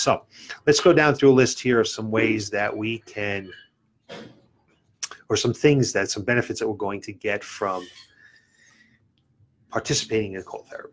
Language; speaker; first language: English; native; English